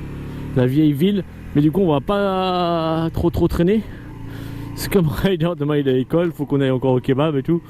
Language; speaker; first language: French; native; French